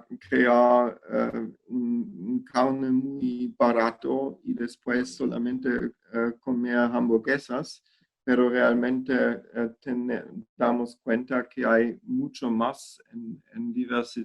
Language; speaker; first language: Spanish; non-native, fluent; German